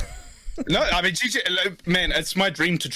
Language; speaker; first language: English; native; English